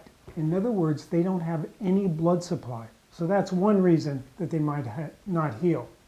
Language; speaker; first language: English; native; English